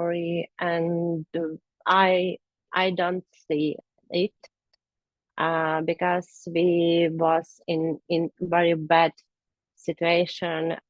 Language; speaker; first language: English; non-native, learner; Ukrainian